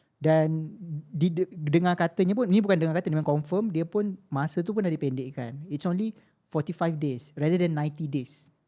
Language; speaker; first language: Malay; native; Malay